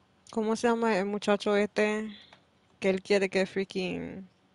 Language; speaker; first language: Spanish; early bilingual, heritage; Spanish